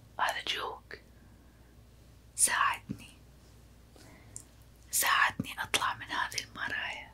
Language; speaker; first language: Arabic; native; Arabic